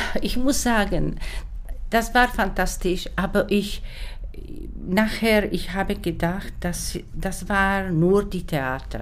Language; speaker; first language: German; non-native, learner; Czech